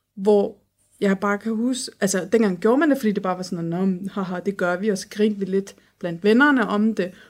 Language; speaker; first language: Danish; early bilingual, other home language; Turkish